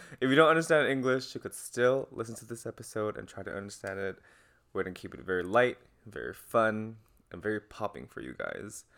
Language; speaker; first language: English; non-native, fluent; Chinese